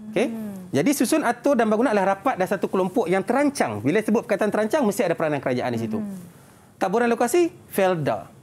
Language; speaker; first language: Malay; native; Malay